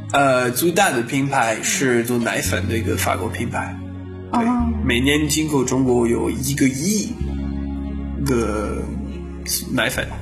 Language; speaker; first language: Chinese; non-native, learner; French